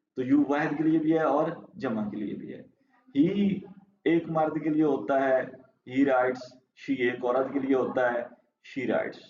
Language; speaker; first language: Urdu; non-native, local second language; Punjabi